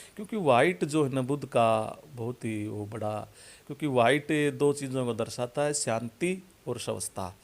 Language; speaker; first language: Hindi; native; Hindi